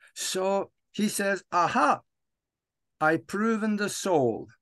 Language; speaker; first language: English; non-native, fluent; Norwegian